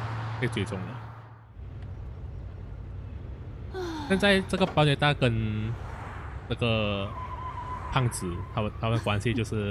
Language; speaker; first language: Chinese; native; Chinese